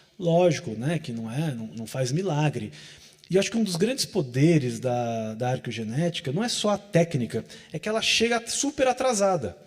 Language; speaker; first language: Portuguese; native; Portuguese